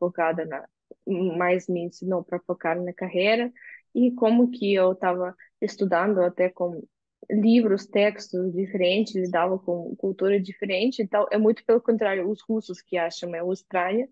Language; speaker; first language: Portuguese; non-native, fluent; Russian